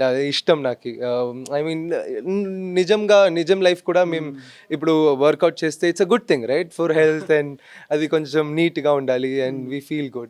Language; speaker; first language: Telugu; non-native, local second language; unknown